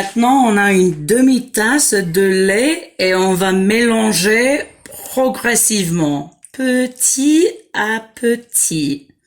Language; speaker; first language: French; non-native, fluent; English